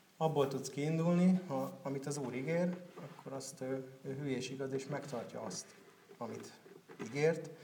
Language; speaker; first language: Hungarian; native; Hungarian